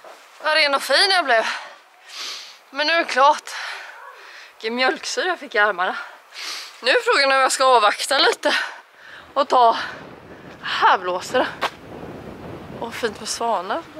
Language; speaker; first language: Swedish; native; Swedish